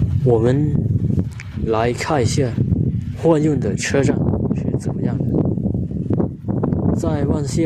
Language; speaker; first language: Chinese; non-native, fluent; Hmong